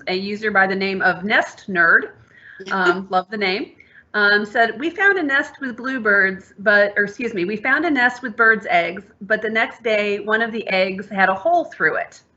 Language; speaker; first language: English; native; English